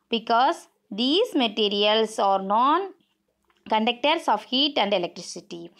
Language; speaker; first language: English; non-native, local second language; Tamil